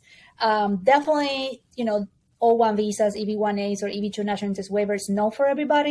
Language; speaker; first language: English; non-native, fluent; Spanish